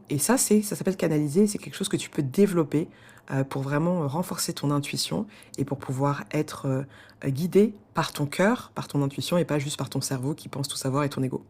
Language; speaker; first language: French; native; French